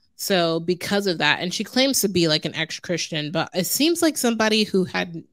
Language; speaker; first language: English; native; English